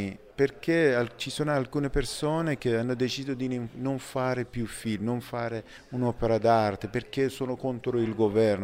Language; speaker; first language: Italian; non-native, fluent; Persian